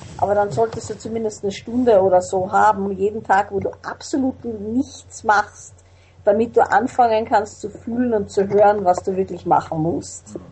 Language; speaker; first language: German; native; German